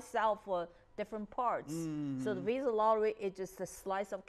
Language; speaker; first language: English; non-native, fluent; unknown